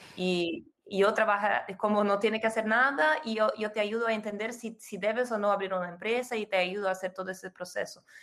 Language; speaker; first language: Spanish; non-native, fluent; Portuguese